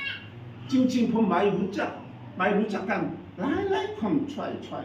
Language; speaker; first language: Thai; non-native, learner; Korean